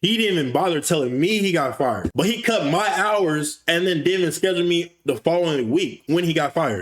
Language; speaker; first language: English; native; English